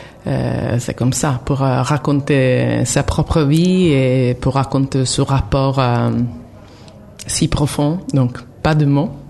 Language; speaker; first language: French; non-native, fluent; Italian